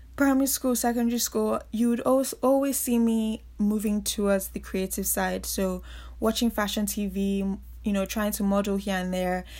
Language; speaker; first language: English; non-native, local second language; Yoruba